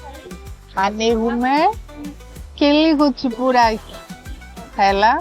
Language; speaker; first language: Greek; native; Greek